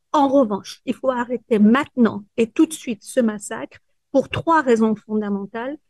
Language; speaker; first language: French; early bilingual, other home language; Persian